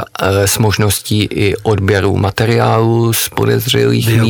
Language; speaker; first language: Czech; native; Czech